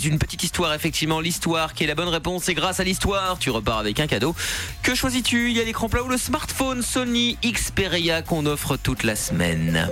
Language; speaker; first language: French; native; French